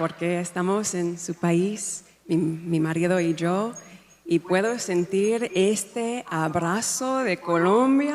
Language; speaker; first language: Spanish; non-native, learner; English